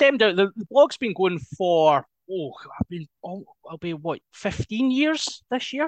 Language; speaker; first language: English; native; English